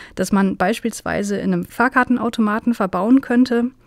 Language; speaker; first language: German; native; German